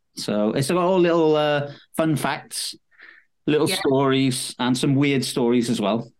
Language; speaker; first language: English; native; English